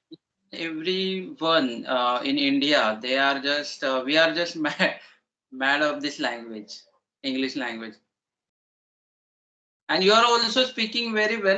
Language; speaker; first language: English; non-native, learner; Marathi